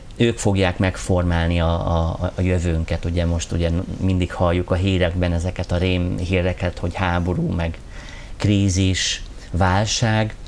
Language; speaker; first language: Hungarian; non-native, fluent; English